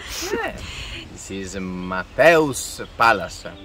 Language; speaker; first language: English; non-native, learner; Italian